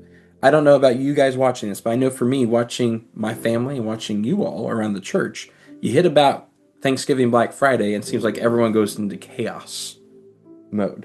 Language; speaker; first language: English; native; English